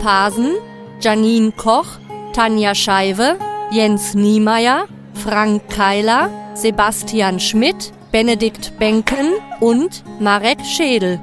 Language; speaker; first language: German; native; German